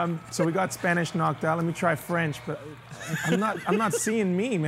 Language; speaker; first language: English; early bilingual, other home language; Spanish